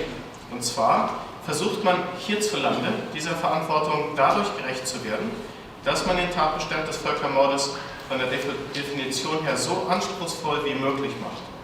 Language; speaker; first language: German; native; German